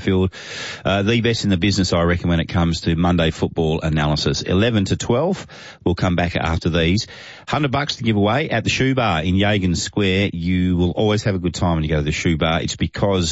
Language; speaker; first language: English; native; English